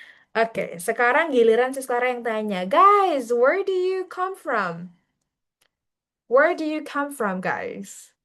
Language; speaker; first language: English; non-native, fluent; Indonesian